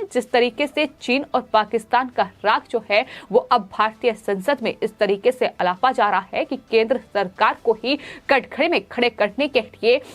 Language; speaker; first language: Hindi; native; Hindi